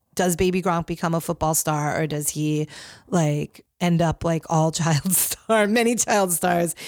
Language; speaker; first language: English; native; English